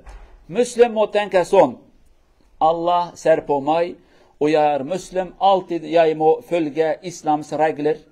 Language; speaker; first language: Norwegian; non-native, learner; Kurdish